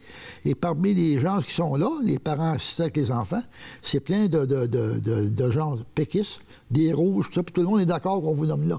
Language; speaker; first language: French; native; French